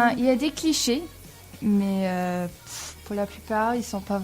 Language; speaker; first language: French; non-native, learner; English